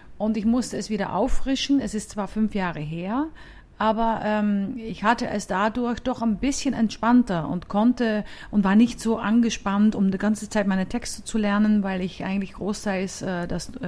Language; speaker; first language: German; non-native, fluent; Dutch